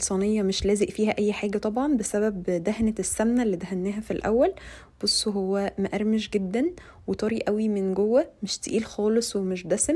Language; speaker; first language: Arabic; native; Arabic